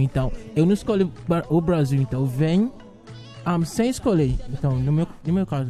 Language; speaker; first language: Portuguese; non-native, fluent; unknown